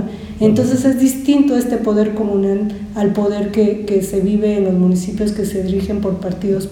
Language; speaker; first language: Spanish; native; Spanish